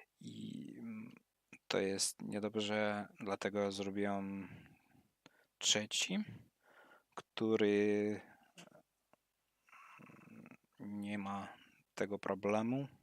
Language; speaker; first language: Polish; non-native, learner; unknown